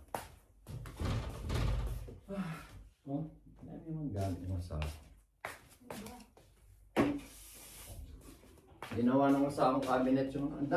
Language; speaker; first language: Filipino; native; Filipino